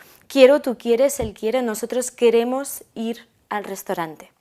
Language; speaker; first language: Spanish; non-native, fluent; French